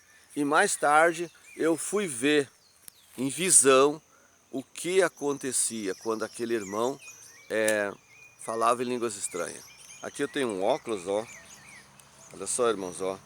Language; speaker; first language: Portuguese; native; Portuguese